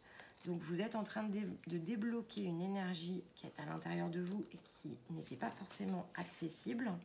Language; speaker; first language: French; native; French